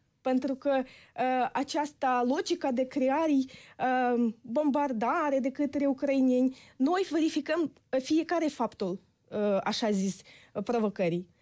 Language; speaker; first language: Romanian; non-native, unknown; Ukrainian